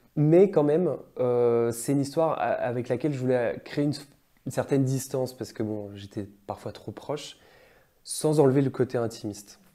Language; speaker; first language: French; native; French